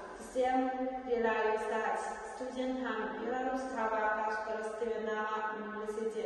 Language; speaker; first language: Russian; non-native, fluent; Chinese